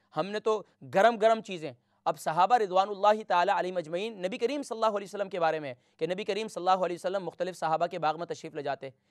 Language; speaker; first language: Urdu; native; Urdu